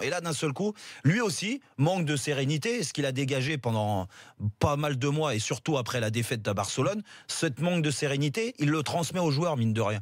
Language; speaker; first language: French; native; French